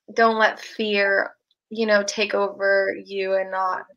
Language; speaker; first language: English; native; English